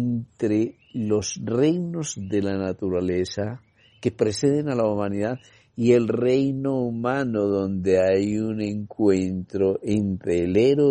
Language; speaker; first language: Spanish; native; Spanish